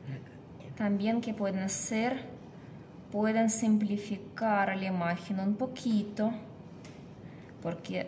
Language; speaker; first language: Spanish; non-native, fluent; Russian